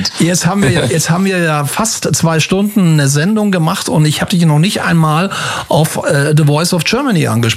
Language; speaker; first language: German; native; German